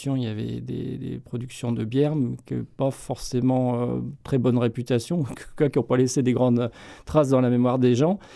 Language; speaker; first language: French; native; French